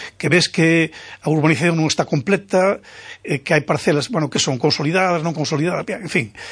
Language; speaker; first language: Galician; native; Galician